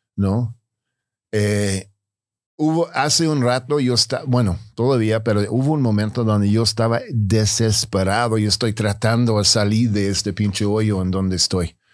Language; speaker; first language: Spanish; non-native, fluent; English